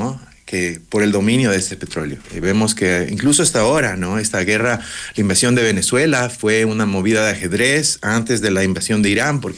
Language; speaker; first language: Spanish; native; Spanish